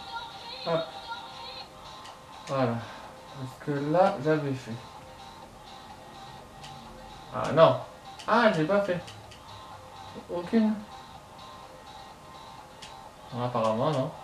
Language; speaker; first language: French; native; French